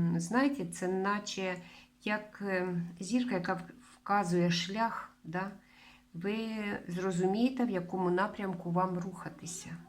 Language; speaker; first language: Ukrainian; non-native, local second language; Russian